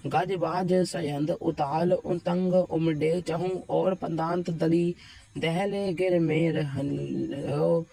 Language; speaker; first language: Hindi; non-native, local second language; Punjabi